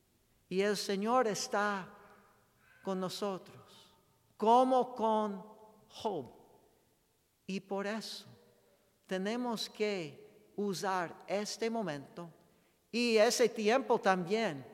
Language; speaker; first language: Spanish; non-native, fluent; English